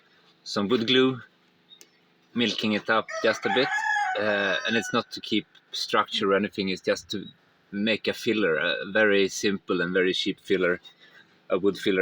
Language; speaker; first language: English; non-native, fluent; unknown